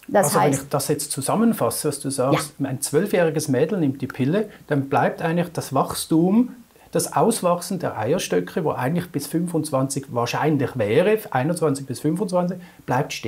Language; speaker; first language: German; native; German